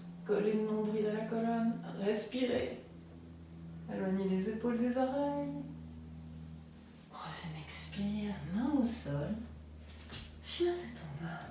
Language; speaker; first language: French; native; French